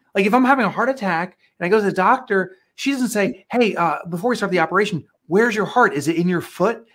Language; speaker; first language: English; native; English